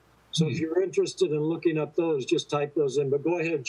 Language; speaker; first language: English; native; English